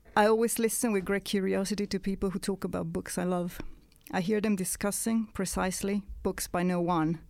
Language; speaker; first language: English; non-native, fluent; Italian